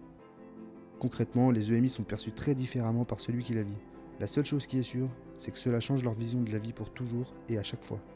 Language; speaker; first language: French; native; French